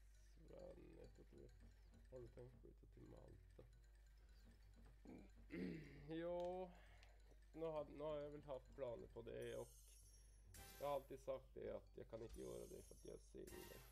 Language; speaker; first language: Swedish; native; Swedish